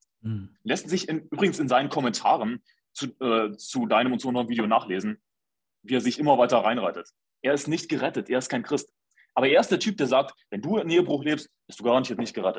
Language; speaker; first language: German; native; German